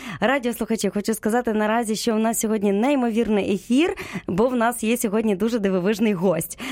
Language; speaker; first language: Ukrainian; native; Ukrainian